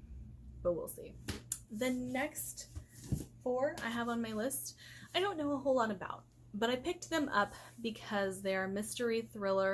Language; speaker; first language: English; native; English